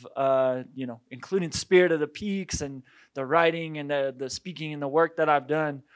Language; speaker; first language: English; native; English